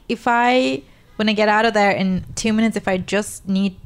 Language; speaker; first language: English; non-native, fluent; Turkish